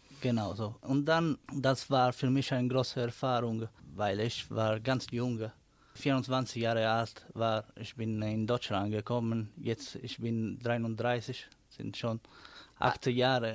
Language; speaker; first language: German; non-native, learner; Italian